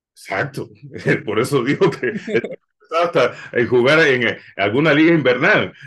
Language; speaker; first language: Spanish; native; Spanish